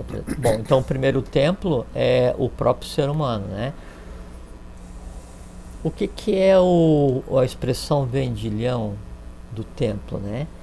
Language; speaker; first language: Portuguese; native; Portuguese